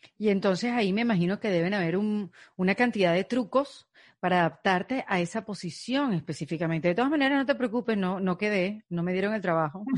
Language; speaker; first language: Spanish; native; Spanish